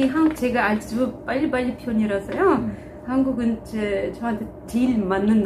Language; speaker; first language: Korean; non-native, fluent; Turkish